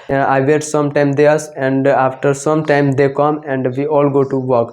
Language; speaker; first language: English; non-native, learner; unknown